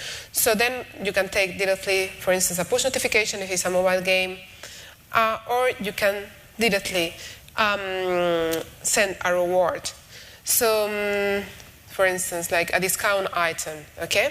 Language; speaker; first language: English; non-native, fluent; Spanish